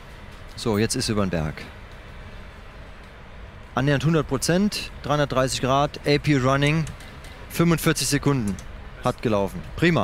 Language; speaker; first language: German; native; German